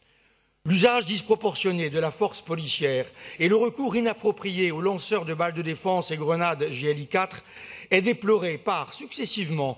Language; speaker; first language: French; native; French